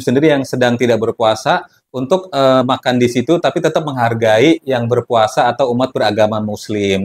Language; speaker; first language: Indonesian; native; Indonesian